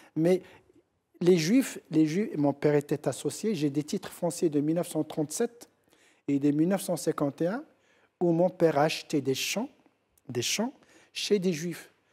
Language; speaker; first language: French; non-native, local second language; Central Atlas Tamazight